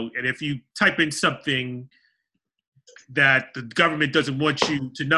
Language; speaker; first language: English; native; English